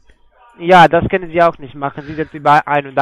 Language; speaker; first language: German; non-native, fluent; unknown